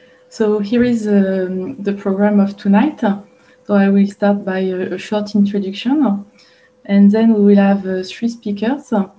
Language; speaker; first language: English; non-native, fluent; French